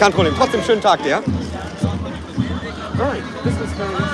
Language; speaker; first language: German; native; German